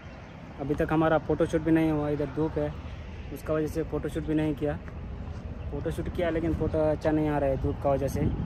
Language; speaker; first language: Hindi; non-native, local second language; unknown